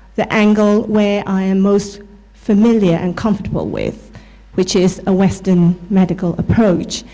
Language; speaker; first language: English; non-native, fluent; Burmese